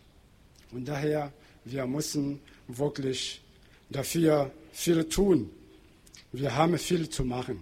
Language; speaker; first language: German; non-native, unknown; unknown